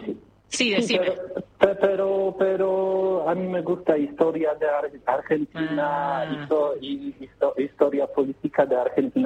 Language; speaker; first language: Spanish; non-native, learner; Polish